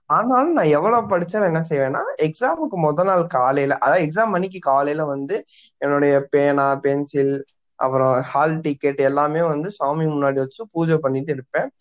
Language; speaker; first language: Tamil; native; Tamil